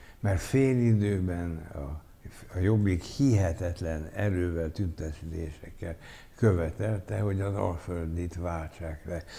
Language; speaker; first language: Hungarian; native; Hungarian